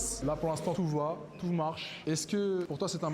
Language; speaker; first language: French; native; French